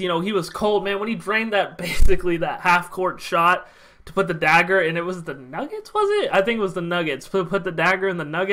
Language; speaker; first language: English; native; English